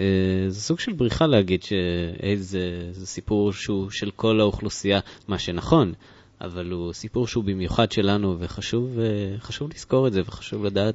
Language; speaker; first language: Hebrew; native; Hebrew